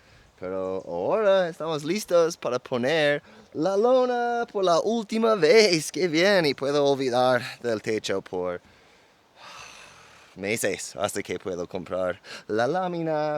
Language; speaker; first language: Spanish; non-native, fluent; English